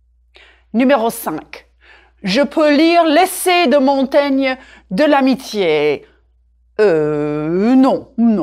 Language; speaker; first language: French; non-native, fluent; English